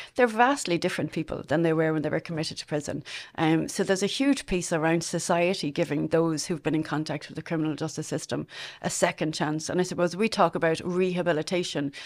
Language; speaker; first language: English; native; English